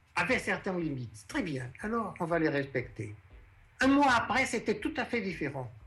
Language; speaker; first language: French; non-native, fluent; Portuguese